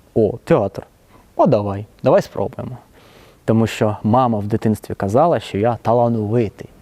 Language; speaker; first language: Ukrainian; non-native, local second language; Russian